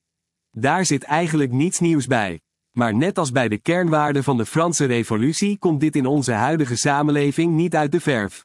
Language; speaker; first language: Dutch; native; Dutch